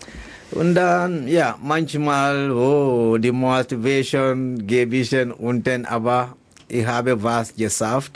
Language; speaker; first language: German; non-native, learner; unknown